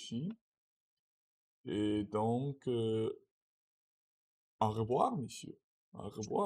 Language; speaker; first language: French; non-native, learner; Russian